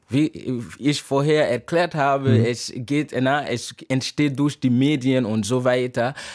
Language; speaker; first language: German; non-native, fluent; Mossi